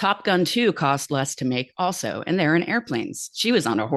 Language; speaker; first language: English; native; English